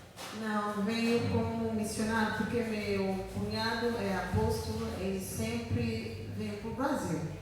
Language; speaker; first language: Portuguese; non-native, learner; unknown